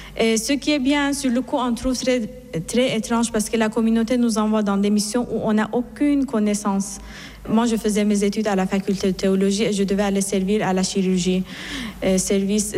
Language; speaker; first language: French; non-native, fluent; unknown